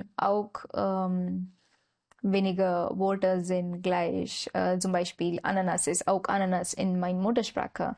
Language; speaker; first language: German; non-native, learner; Marathi